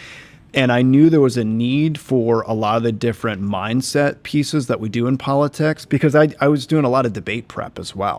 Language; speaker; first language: English; native; English